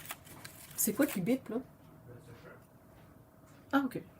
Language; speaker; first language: French; native; French